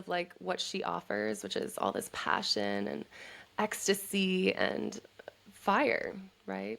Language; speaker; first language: English; native; English